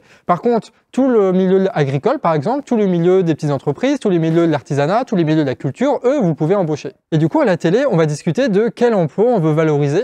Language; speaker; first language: French; native; French